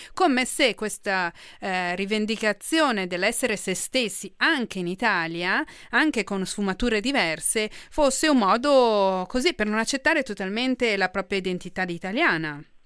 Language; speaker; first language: Italian; native; Italian